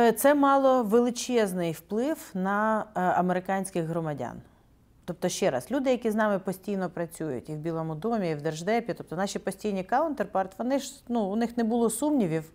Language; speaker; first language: Ukrainian; native; Ukrainian